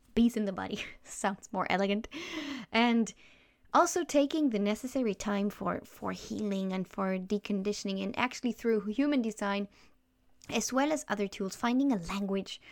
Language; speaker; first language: English; non-native, fluent; German